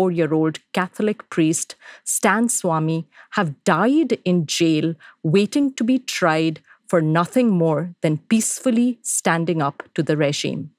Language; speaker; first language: English; non-native, local second language; Hindi